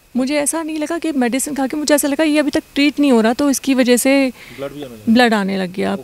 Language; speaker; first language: Hindi; native; Hindi